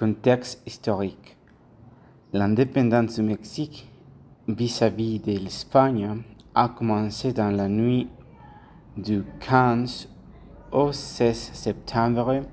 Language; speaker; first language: French; non-native, learner; Spanish